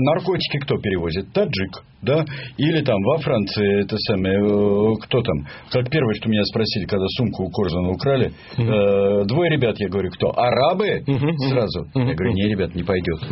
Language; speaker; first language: Russian; native; Russian